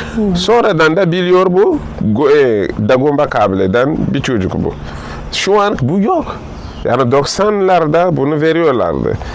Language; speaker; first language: Turkish; non-native, learner; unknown